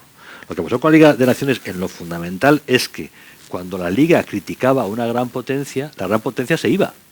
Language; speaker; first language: Spanish; native; Spanish